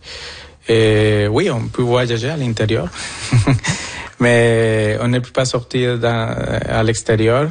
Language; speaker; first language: French; non-native, fluent; Spanish